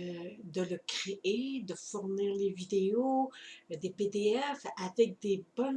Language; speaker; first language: French; native; French